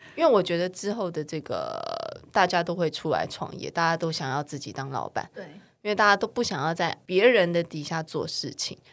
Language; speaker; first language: Chinese; native; Chinese